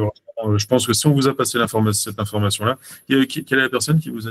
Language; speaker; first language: French; native; French